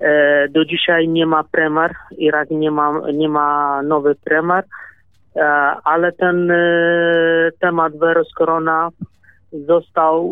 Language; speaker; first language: Polish; non-native, learner; Kurdish